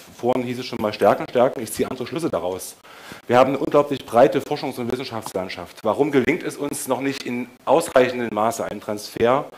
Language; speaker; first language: German; native; German